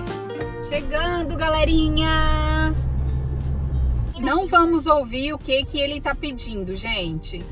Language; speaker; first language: Portuguese; native; Portuguese